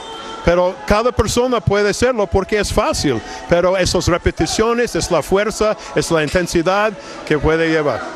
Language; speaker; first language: Spanish; non-native, learner; English